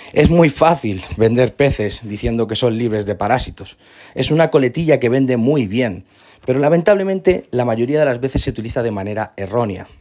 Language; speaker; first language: Spanish; native; Spanish